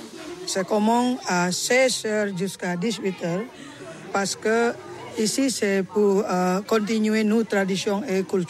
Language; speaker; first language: French; non-native, learner; Balinese